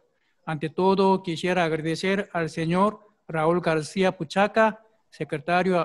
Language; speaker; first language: Spanish; non-native, fluent; Korean